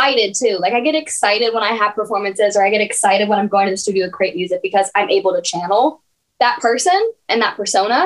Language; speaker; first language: English; native; English